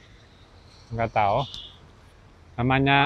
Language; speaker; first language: Indonesian; non-native, learner; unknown